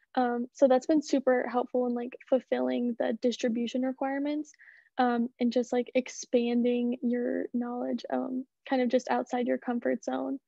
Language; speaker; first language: English; native; English